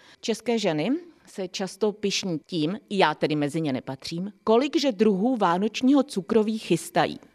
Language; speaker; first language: Czech; native; Czech